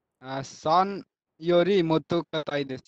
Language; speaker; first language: Japanese; non-native, learner; Hindi